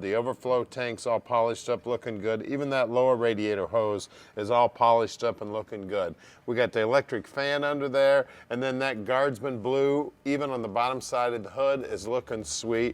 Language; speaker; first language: English; native; English